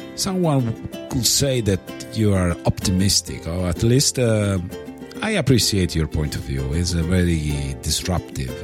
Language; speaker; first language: English; non-native, fluent; Italian